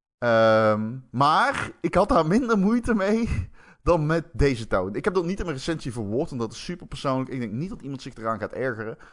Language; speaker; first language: Dutch; native; Dutch